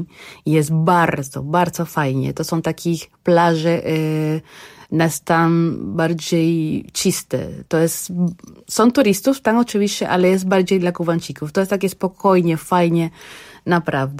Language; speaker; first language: Polish; non-native, learner; Spanish